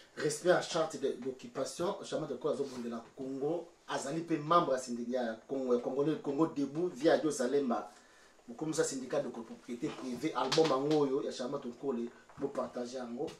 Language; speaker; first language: French; non-native, local second language; Lingala